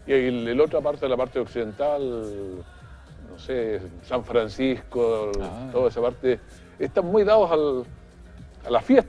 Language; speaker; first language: Spanish; native; Spanish